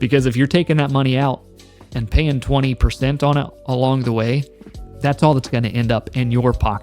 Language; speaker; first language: English; native; English